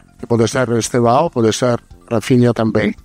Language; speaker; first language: Portuguese; non-native, learner; Italian